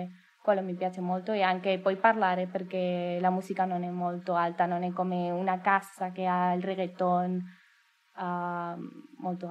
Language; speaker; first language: Italian; non-native, learner; Spanish